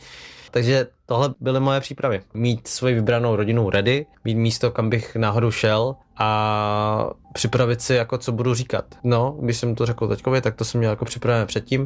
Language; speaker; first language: Czech; early bilingual, other home language; Vietnamese